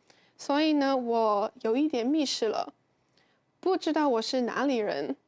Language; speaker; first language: Chinese; non-native, fluent; Japanese